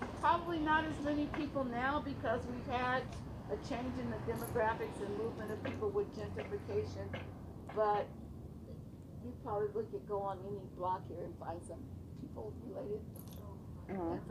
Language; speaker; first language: English; native; English